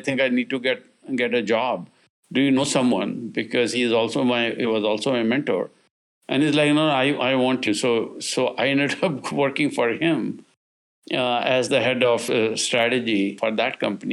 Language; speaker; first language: English; non-native, local second language; Hindi